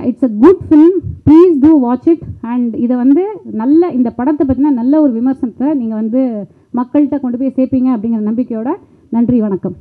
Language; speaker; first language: Tamil; native; Tamil